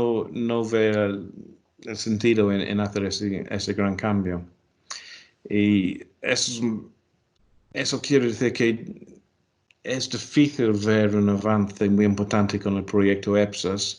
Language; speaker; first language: Spanish; non-native, fluent; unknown